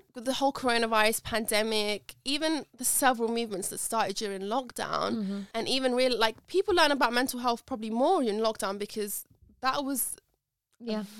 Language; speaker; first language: English; early bilingual, other home language; Arabic